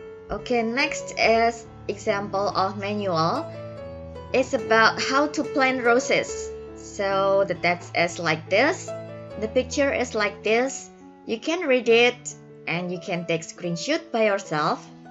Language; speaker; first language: English; non-native, fluent; Indonesian